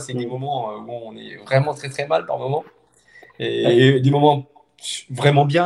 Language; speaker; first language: French; native; French